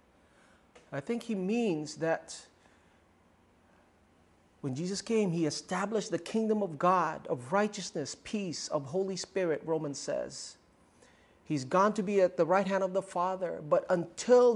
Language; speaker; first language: English; non-native, local second language; Filipino